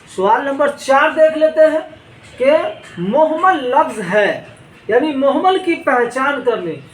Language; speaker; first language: Urdu; native; Urdu